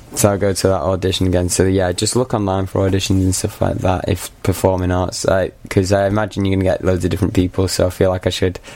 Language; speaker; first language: English; native; English